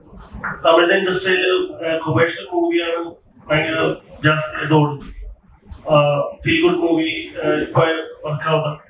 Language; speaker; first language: Malayalam; non-native, learner; Tamil